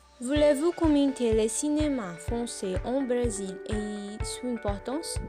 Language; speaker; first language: French; non-native, learner; Portuguese